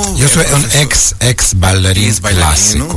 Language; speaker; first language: Portuguese; non-native, learner; Ukrainian